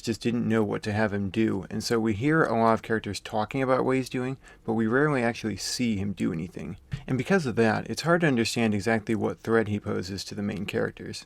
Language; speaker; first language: English; native; English